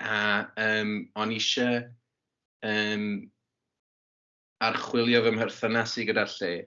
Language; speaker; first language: Welsh; native; Welsh